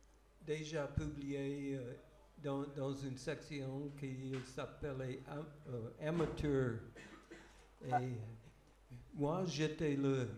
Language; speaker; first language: French; non-native, fluent; English